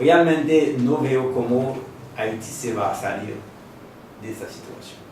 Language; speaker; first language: Spanish; non-native, fluent; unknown